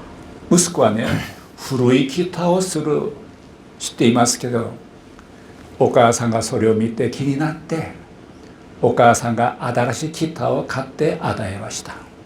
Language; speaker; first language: Japanese; non-native, fluent; Korean